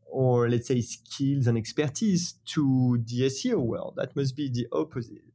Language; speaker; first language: English; non-native, fluent; French